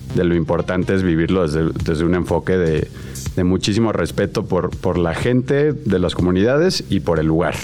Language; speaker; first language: Spanish; native; Spanish